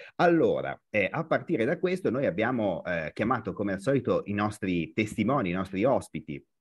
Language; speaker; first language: Italian; native; Italian